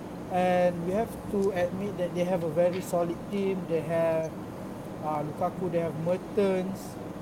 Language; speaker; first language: English; non-native, local second language; Malay